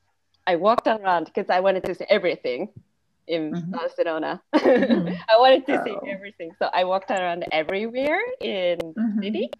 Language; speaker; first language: English; non-native, fluent; Japanese